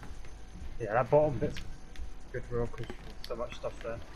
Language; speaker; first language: English; native; English